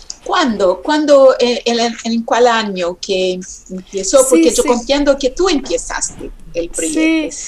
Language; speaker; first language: Spanish; non-native, fluent; Portuguese